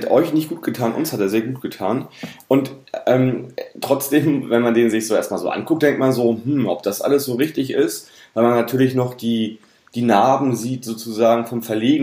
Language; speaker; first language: German; native; German